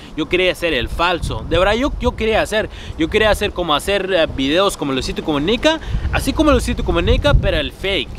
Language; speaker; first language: Spanish; non-native, fluent; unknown